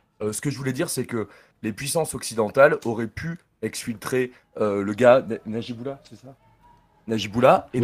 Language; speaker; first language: French; native; French